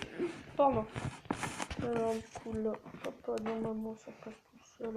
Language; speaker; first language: French; native; French